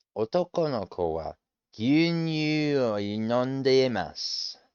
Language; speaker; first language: Japanese; non-native, learner; English